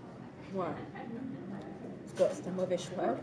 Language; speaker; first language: French; native; French